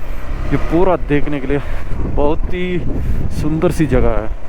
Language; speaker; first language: Hindi; non-native, local second language; Malayalam